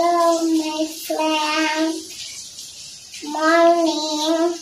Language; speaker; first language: English; non-native, learner; Indonesian